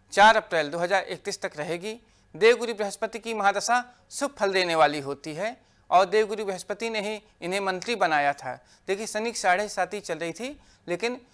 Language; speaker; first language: Hindi; native; Hindi